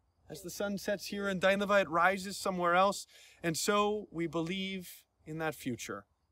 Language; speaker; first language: English; early bilingual, other home language; Lithuanian